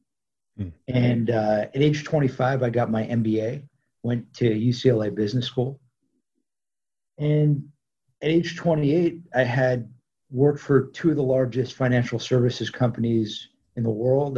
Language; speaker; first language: English; native; English